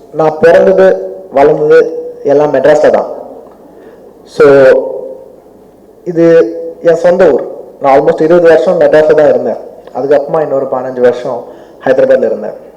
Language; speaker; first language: Tamil; non-native, local second language; Telugu